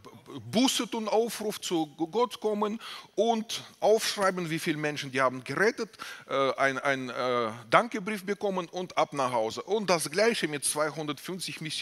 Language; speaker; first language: German; non-native, fluent; Russian